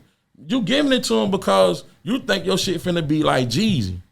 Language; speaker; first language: English; native; English